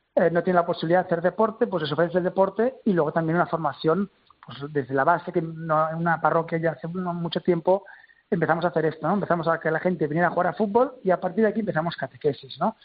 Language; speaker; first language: Spanish; native; Spanish